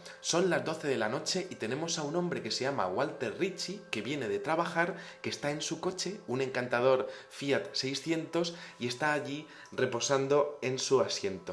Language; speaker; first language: Spanish; native; Spanish